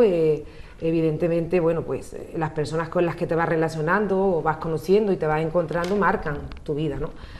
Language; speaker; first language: Spanish; native; Spanish